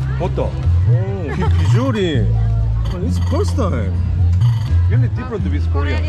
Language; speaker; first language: English; non-native, learner; Korean